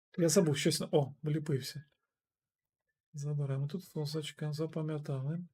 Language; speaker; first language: Ukrainian; native; Ukrainian